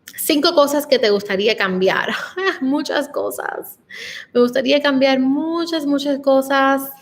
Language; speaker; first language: Spanish; early bilingual, heritage; Spanish